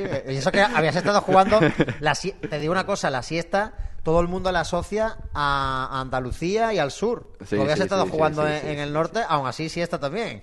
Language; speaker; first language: Spanish; native; Spanish